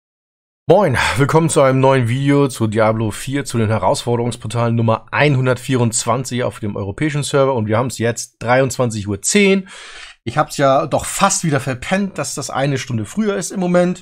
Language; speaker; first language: German; native; German